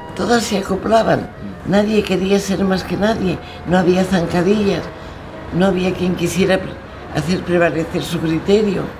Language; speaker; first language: Spanish; native; Spanish